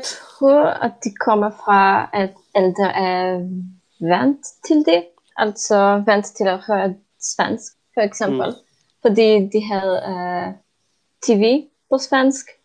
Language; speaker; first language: Swedish; non-native, fluent; Polish